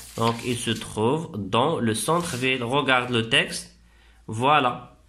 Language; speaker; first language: French; non-native, local second language; Arabic